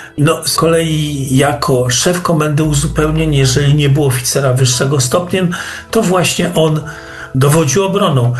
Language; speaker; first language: Polish; native; Polish